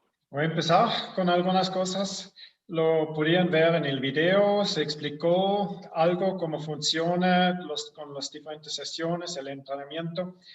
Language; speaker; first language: Spanish; non-native, fluent; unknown